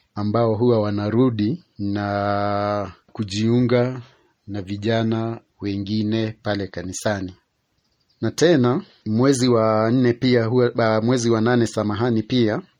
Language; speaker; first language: Swahili; non-native, local second language; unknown